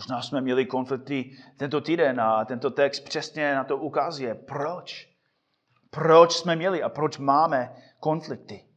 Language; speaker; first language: Czech; non-native, fluent; English